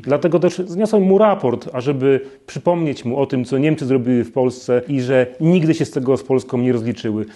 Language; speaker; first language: Polish; native; Polish